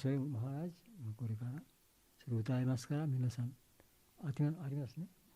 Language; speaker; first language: Japanese; non-native, learner; Bangla